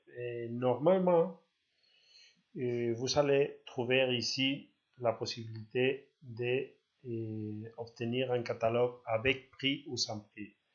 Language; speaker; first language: French; non-native, learner; Spanish